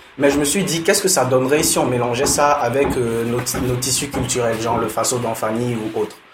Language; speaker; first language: French; non-native, local second language; Dyula